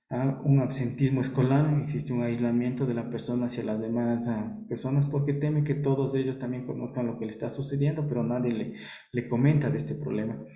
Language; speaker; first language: Spanish; native; Spanish